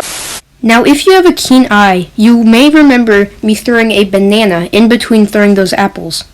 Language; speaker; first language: English; native; English